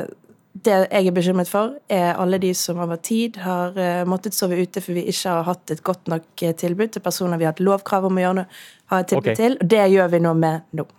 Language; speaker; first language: Norwegian; native; Norwegian